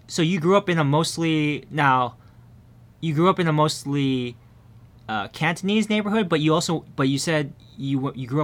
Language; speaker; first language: English; early bilingual, other home language; Min Nan Chinese